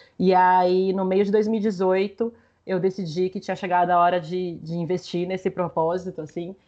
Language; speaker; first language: Portuguese; early bilingual, other home language; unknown